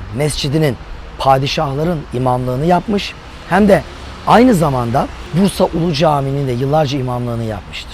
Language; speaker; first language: Turkish; native; Turkish